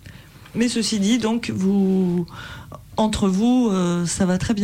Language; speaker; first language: French; native; French